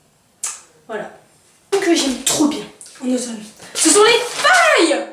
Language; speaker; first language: French; native; French